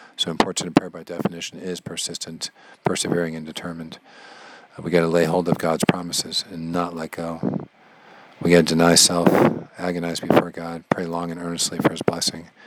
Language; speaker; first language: English; native; English